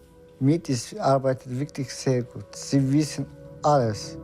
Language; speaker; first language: German; non-native, learner; Turkish